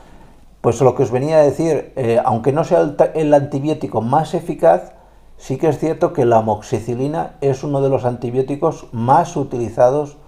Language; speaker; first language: Spanish; native; Spanish